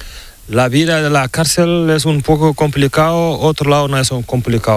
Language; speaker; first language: Spanish; non-native, learner; Fula